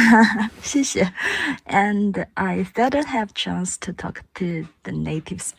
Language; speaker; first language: English; non-native, learner; Chinese